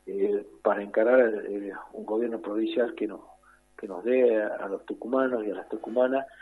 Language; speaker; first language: Spanish; native; Spanish